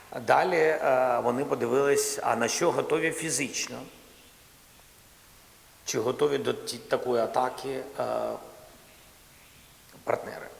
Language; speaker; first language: Ukrainian; non-native, local second language; Russian